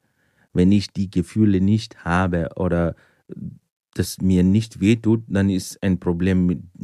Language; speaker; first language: German; non-native, fluent; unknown